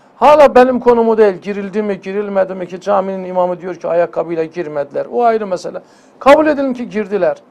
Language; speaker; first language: Turkish; native; Turkish